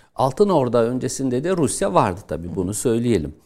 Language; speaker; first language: Turkish; non-native, fluent; Tatar